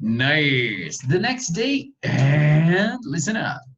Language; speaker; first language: English; non-native, fluent; Portuguese